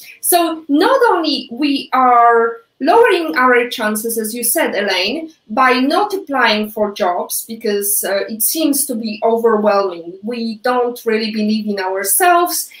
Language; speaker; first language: English; non-native, fluent; Polish